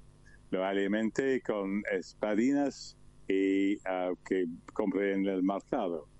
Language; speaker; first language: Spanish; non-native, learner; English